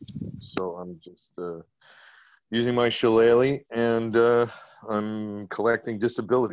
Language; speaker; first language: English; native; English